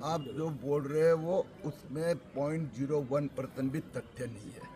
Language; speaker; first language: Hindi; non-native, local second language; Marathi